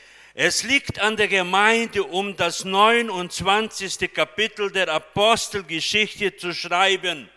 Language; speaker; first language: German; non-native, fluent; Portuguese